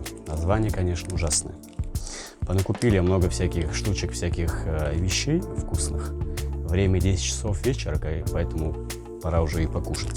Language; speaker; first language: Russian; native; Russian